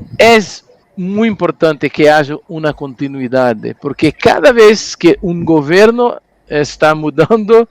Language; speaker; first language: Spanish; non-native, learner; Portuguese